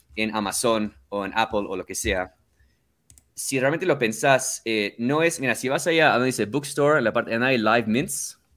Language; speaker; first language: Spanish; early bilingual, heritage; Spanish